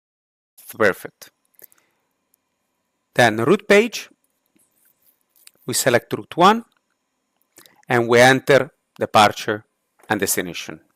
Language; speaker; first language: English; non-native, fluent; Italian